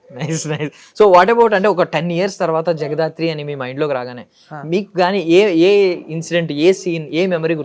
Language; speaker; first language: Telugu; native; Telugu